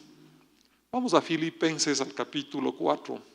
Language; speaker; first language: Spanish; native; Spanish